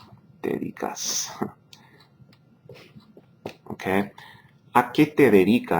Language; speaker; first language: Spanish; non-native, fluent; English